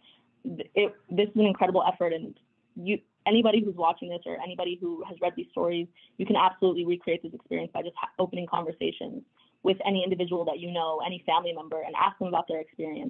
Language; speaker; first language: English; native; English